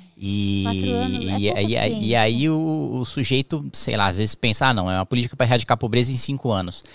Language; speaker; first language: Portuguese; native; Portuguese